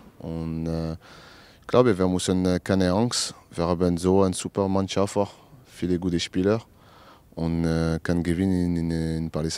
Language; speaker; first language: German; non-native, learner; French